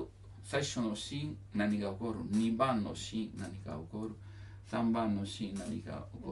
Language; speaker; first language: Japanese; non-native, learner; Italian